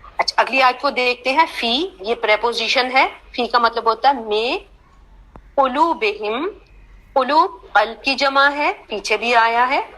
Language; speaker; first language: Urdu; native; Urdu